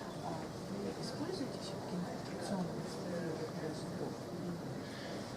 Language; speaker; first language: Russian; native; Russian